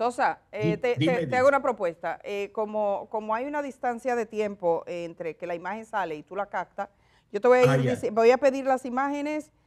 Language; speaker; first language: Spanish; native; Spanish